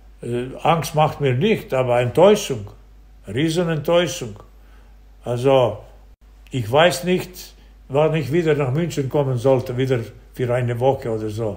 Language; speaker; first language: German; non-native, fluent; Serbian